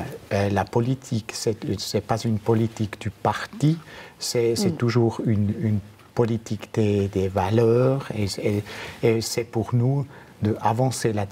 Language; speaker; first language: French; non-native, fluent; German